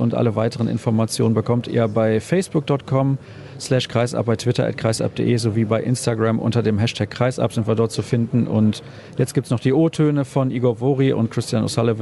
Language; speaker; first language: German; native; German